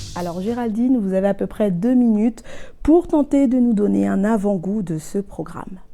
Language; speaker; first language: French; native; French